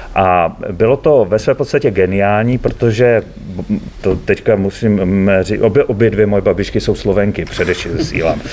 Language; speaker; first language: Czech; native; Czech